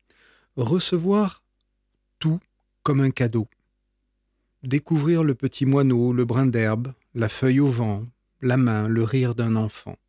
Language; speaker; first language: French; native; French